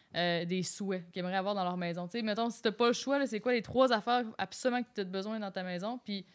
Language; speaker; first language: French; native; French